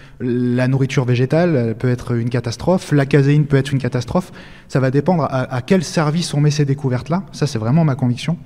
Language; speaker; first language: French; native; French